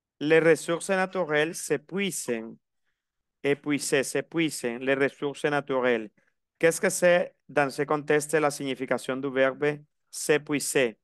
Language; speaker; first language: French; non-native, fluent; Spanish